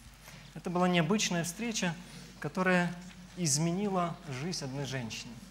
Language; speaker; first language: Russian; native; Russian